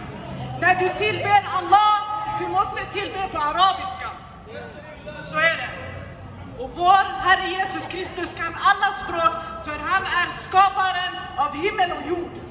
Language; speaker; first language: Swedish; non-native, fluent; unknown